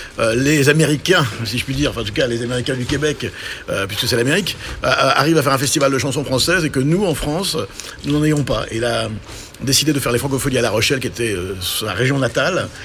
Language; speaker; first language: French; native; French